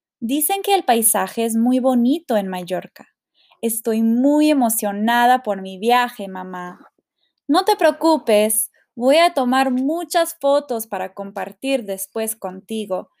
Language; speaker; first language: Spanish; non-native, learner; English